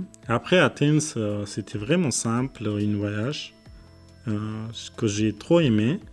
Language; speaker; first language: French; non-native, learner; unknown